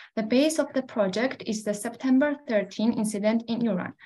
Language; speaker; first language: English; non-native, learner; Georgian